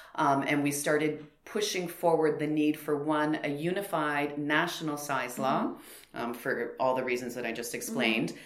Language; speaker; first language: English; native; English